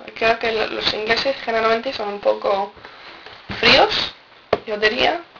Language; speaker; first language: Spanish; non-native, fluent; English